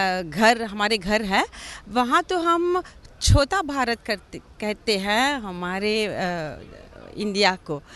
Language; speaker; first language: Hindi; non-native, fluent; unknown